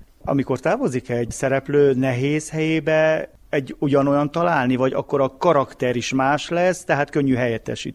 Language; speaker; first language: Hungarian; native; Hungarian